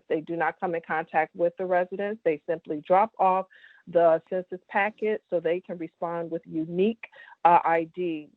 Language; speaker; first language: English; native; English